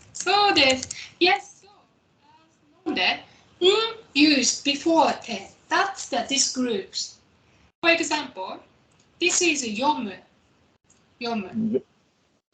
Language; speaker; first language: English; non-native, fluent; Japanese